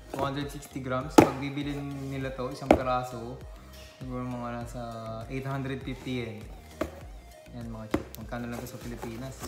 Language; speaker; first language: Filipino; native; Filipino